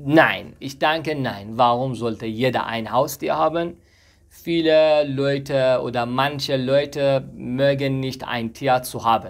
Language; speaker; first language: German; non-native, fluent; Persian